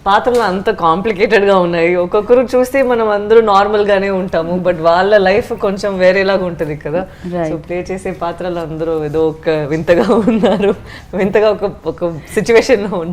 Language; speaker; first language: Telugu; non-native, fluent; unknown